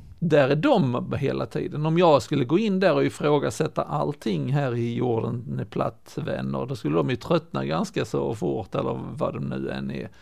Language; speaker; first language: Swedish; native; Swedish